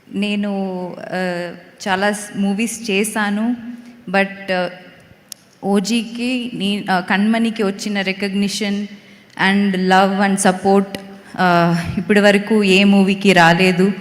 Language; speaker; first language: Telugu; non-native, local second language; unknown